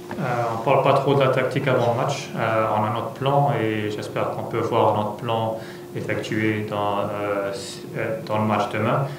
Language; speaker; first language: French; non-native, fluent; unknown